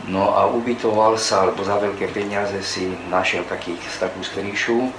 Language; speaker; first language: Slovak; native; Slovak